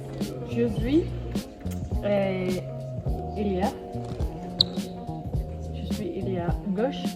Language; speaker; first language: French; non-native, learner; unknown